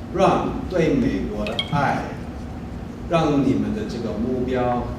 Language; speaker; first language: Chinese; non-native, fluent; English